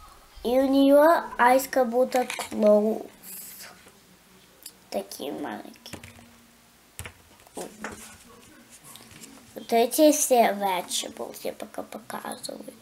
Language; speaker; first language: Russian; early bilingual, heritage; Russian